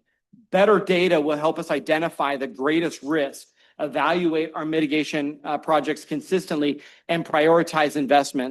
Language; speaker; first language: English; native; English